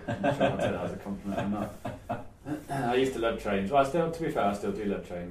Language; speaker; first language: English; native; English